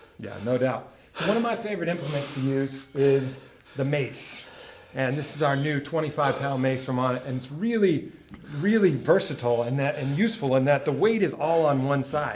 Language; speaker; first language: English; native; English